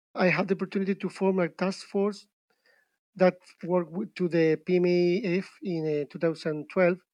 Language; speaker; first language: English; non-native, fluent; Spanish